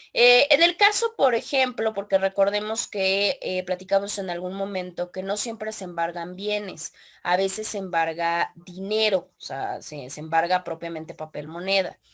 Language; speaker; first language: Spanish; native; Spanish